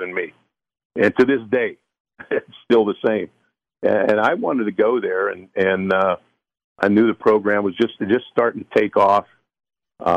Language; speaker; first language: English; early bilingual, other home language; Spanish